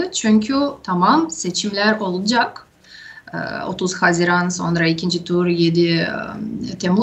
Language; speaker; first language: Turkish; non-native, fluent; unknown